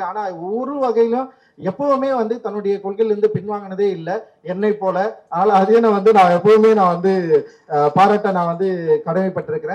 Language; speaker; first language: Tamil; native; Tamil